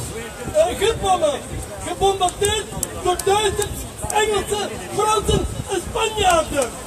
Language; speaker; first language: Dutch; early bilingual, other home language; Riffian